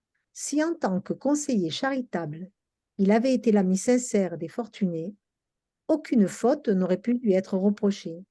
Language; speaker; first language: French; native; French